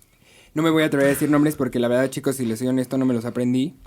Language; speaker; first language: Spanish; native; Spanish